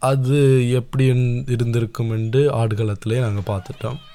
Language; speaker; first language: Tamil; early bilingual, heritage; Tamil